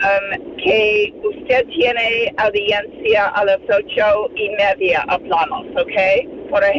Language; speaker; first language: Spanish; non-native, learner; English